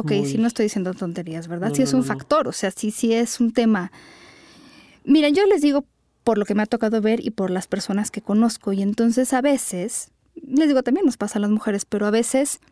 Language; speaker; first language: Spanish; native; Spanish